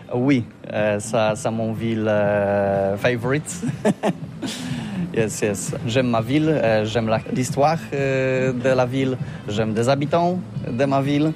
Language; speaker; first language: French; non-native, learner; Polish